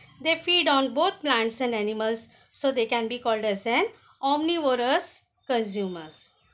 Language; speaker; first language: English; non-native, local second language; Marathi